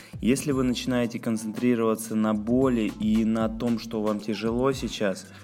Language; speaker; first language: Russian; native; Russian